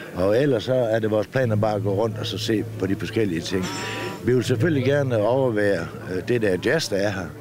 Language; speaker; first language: Danish; native; Danish